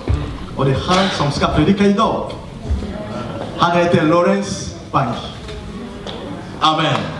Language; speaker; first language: Swedish; non-native, learner; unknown